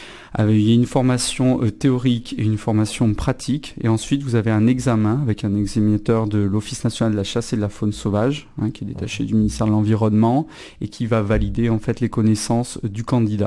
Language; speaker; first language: French; native; French